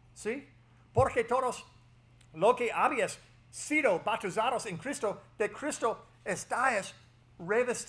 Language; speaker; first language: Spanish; non-native, fluent; English